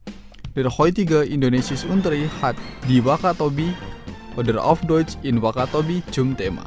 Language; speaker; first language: German; non-native, fluent; Indonesian